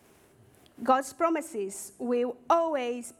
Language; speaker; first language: English; non-native, fluent; Portuguese